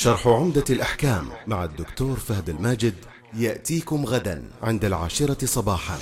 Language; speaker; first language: Arabic; native; Arabic